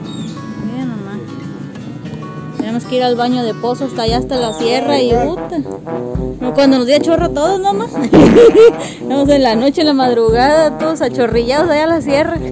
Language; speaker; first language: Spanish; native; Spanish